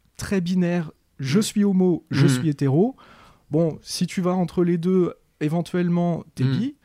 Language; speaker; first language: French; native; French